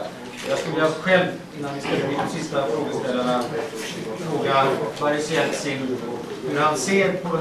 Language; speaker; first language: Swedish; native; Swedish